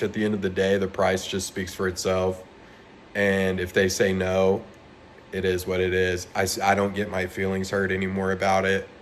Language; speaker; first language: English; native; English